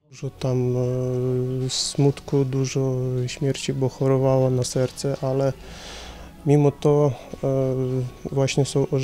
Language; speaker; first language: Polish; non-native, fluent; Ukrainian